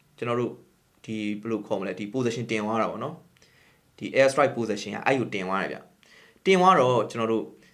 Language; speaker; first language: Burmese; native; Burmese